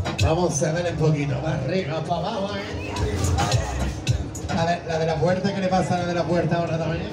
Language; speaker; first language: Spanish; native; Spanish